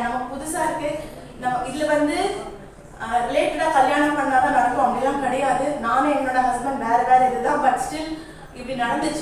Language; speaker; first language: Tamil; native; Tamil